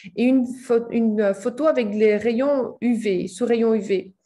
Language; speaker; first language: French; native; French